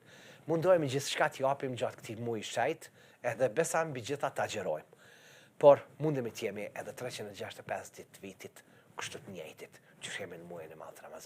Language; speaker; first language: Albanian; native; Albanian